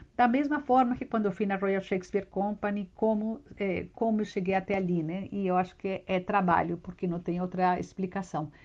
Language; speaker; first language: Portuguese; non-native, fluent; Spanish